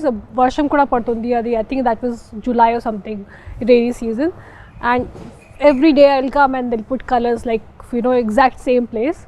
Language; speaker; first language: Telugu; non-native, local second language; Hindi